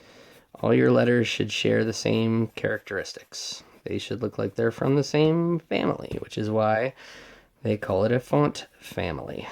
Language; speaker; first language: English; native; English